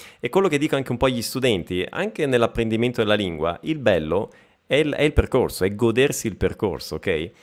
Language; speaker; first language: Italian; native; Italian